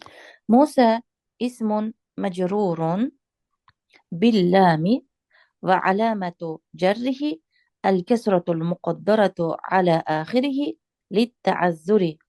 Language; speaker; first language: Arabic; non-native, fluent; Uzbek